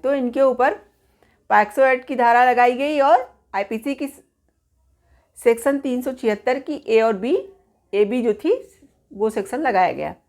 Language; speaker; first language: Hindi; native; Hindi